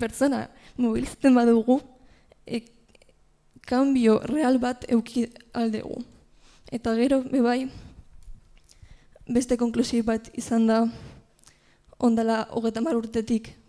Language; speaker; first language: Basque; non-native, local second language; Spanish